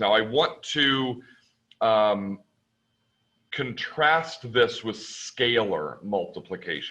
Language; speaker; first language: English; native; English